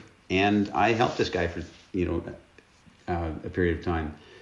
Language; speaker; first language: English; native; English